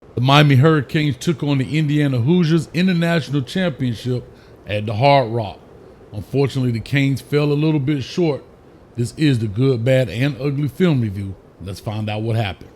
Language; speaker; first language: English; native; English